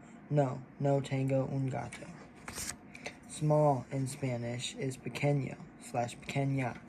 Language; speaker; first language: Spanish; non-native, learner; English